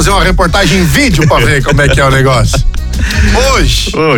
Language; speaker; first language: Portuguese; native; Portuguese